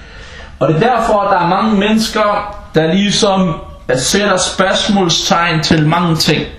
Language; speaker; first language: Danish; early bilingual, other home language; Arabic